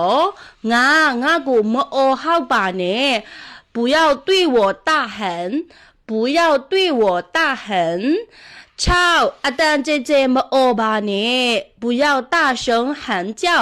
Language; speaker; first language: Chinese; non-native, fluent; Burmese